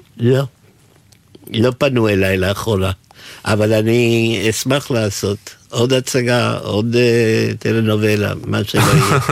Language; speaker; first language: Hebrew; native; Hebrew